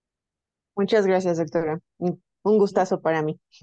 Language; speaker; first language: Spanish; native; Spanish